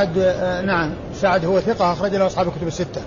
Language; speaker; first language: Arabic; native; Arabic